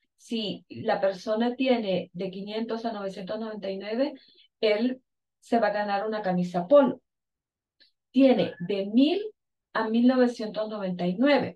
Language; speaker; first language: Spanish; native; Spanish